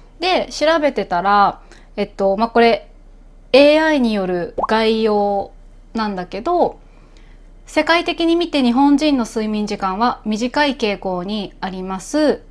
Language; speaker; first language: Japanese; native; Japanese